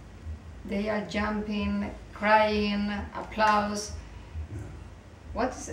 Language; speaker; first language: English; non-native, learner; Spanish